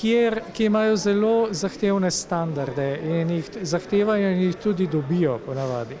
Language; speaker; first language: Slovenian; native; Slovenian